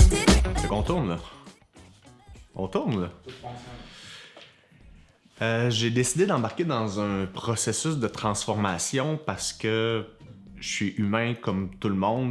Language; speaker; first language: French; native; French